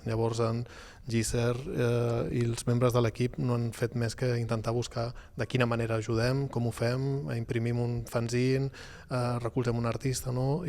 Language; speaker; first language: Catalan; native; Catalan